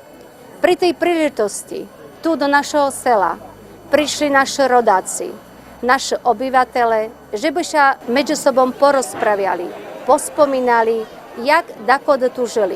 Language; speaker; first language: Slovak; non-native, local second language; Rusyn